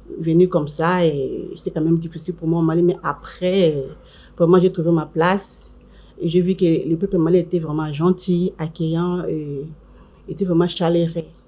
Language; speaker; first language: French; non-native, local second language; Lingala